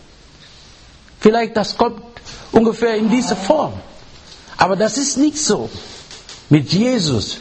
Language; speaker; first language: German; non-native, learner; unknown